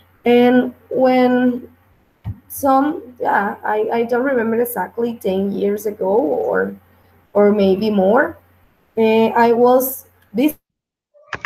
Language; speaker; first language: English; non-native, learner; Spanish